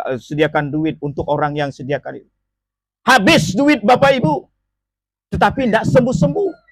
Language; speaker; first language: Indonesian; non-native, local second language; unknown